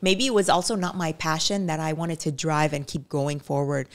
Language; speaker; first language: English; non-native, fluent; Indonesian